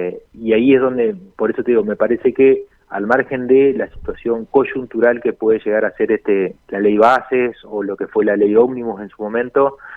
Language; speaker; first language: Spanish; native; Spanish